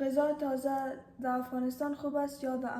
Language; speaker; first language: Persian; early bilingual, heritage; Persian